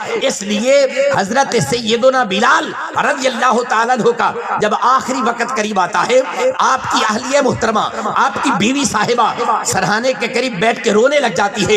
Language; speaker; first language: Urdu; non-native, local second language; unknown